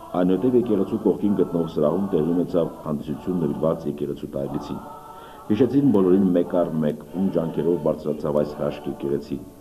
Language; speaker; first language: Armenian; native; Armenian